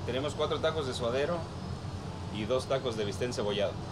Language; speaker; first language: Spanish; native; Spanish